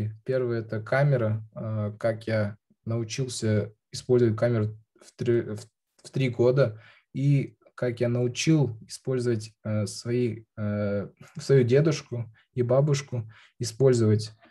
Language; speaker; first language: Russian; non-native, local second language; Kazakh